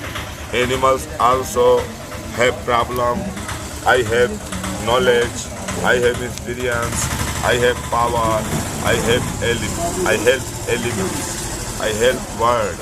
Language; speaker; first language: English; non-native, learner; Hindi